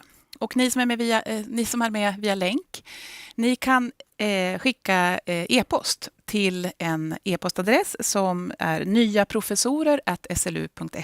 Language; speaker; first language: Swedish; native; Swedish